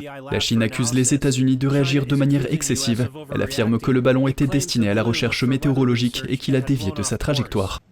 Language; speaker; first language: French; native; French